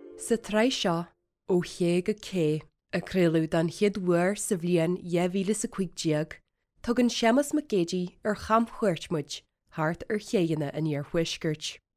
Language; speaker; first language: Irish; native; Irish